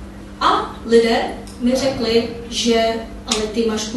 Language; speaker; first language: Czech; non-native, fluent; Korean